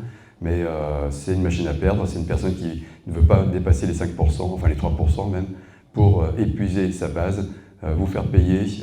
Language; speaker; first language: French; native; French